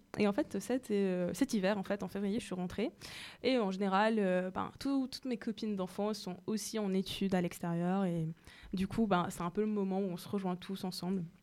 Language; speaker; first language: French; native; French